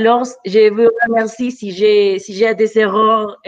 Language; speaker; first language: French; non-native, fluent; Spanish